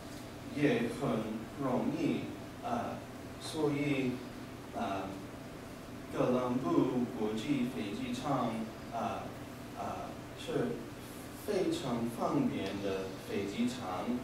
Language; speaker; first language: Chinese; non-native, learner; English